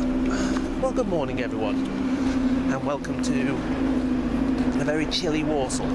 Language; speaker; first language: English; native; English